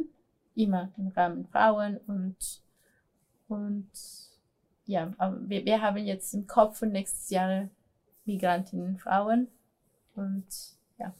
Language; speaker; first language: German; non-native, fluent; Spanish